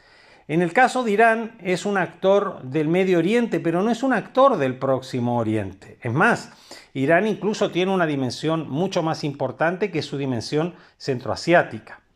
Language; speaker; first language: Spanish; native; Spanish